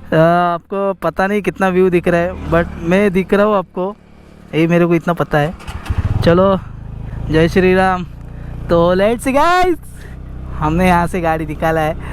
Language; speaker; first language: Hindi; non-native, local second language; Marathi